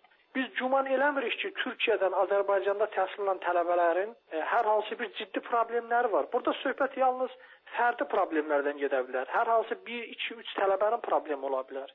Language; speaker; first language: Azerbaijani; native; Azerbaijani